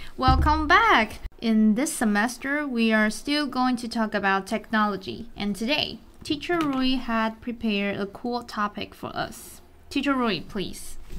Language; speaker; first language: English; non-native, fluent; Chinese